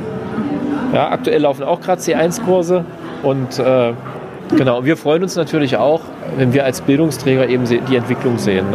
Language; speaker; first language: German; native; German